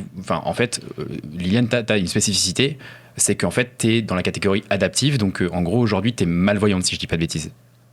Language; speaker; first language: French; native; French